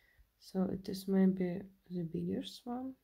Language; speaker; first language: English; non-native, learner; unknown